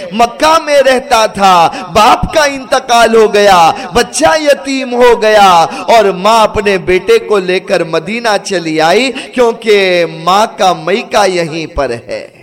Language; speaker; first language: Urdu; early bilingual, heritage; Urdu